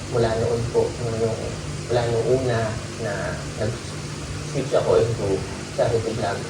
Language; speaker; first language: Filipino; native; Filipino